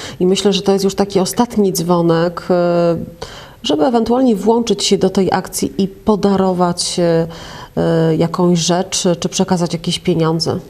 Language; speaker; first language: Polish; native; Polish